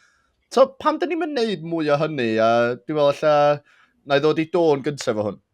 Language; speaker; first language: Welsh; native; Welsh